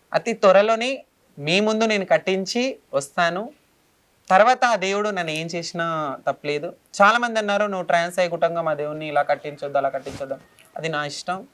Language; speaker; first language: Telugu; non-native, local second language; Lambadi